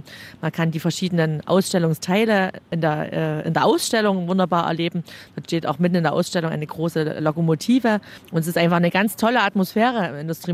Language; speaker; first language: German; native; German